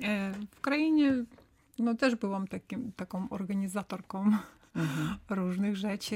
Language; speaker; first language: Polish; non-native, learner; Ukrainian